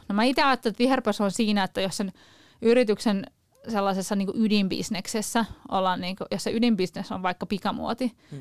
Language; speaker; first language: Finnish; native; Finnish